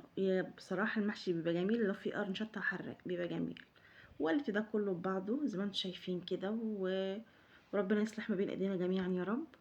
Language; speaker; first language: Arabic; native; Arabic